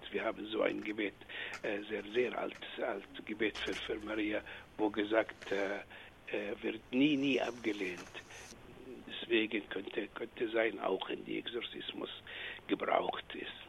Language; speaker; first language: German; non-native, fluent; Arabic